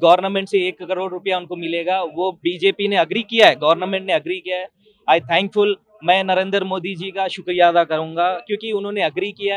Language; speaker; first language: Hindi; non-native, local second language; Telugu